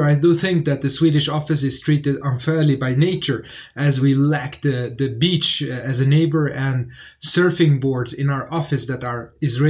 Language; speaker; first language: English; non-native, fluent; Swedish